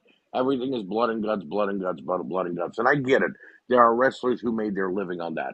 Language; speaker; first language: English; native; English